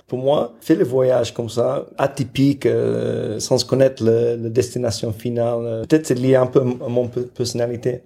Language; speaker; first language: French; non-native, fluent; English